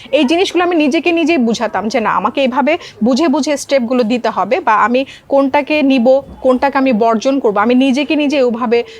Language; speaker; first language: Bangla; non-native, local second language; Marma